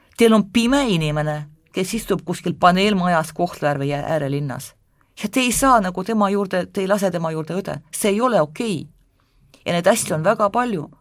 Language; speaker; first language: Estonian; non-native, local second language; Russian